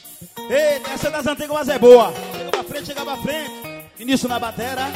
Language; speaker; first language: Portuguese; native; Portuguese